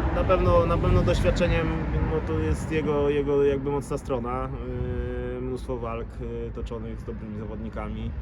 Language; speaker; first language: Polish; native; Polish